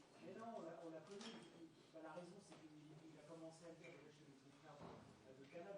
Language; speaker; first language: French; native; French